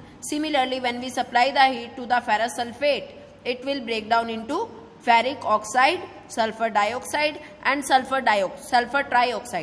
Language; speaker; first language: English; non-native, local second language; Hindi